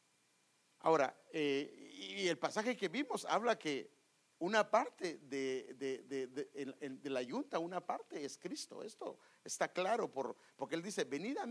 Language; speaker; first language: Spanish; native; Spanish